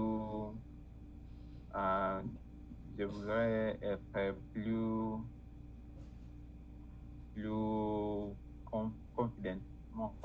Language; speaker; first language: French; non-native, learner; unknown